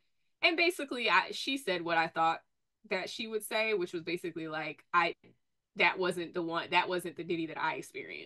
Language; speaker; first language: English; native; English